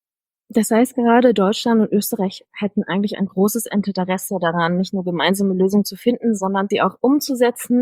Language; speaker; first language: German; native; German